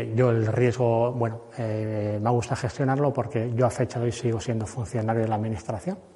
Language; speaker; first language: Spanish; native; Spanish